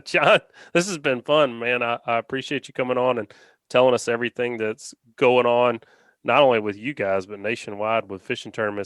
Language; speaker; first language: English; native; English